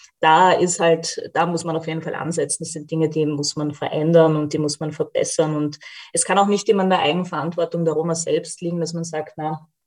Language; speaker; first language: German; native; German